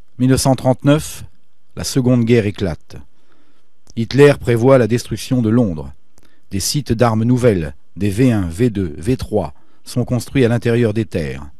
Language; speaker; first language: French; native; French